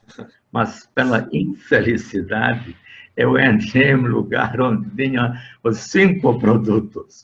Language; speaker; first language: Portuguese; non-native, fluent; Hungarian